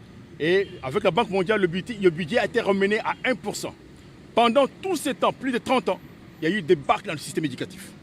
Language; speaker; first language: French; non-native, local second language; Lingala